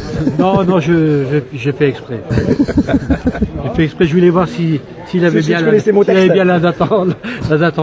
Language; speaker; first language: French; native; French